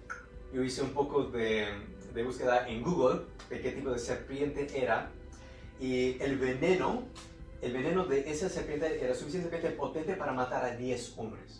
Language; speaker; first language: Spanish; early bilingual, heritage; Spanish